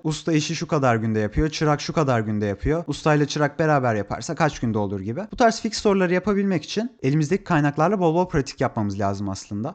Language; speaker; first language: Turkish; native; Turkish